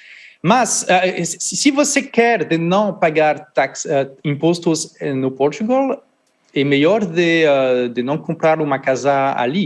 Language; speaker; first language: Portuguese; non-native, learner; French